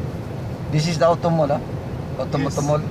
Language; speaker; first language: English; non-native, local second language; Filipino